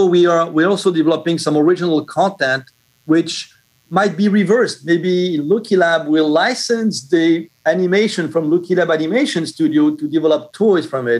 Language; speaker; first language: English; non-native, fluent; French